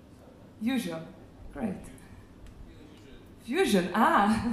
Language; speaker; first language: English; non-native, fluent; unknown